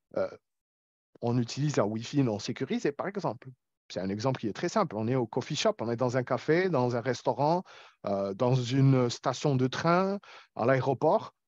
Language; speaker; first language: French; non-native, local second language; Arabic